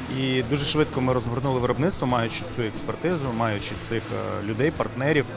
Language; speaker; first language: Ukrainian; native; Ukrainian